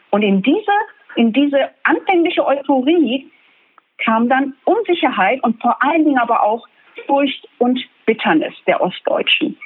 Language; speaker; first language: German; early bilingual, other home language; Turkish